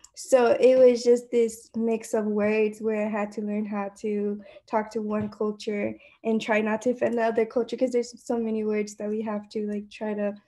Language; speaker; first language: English; native; English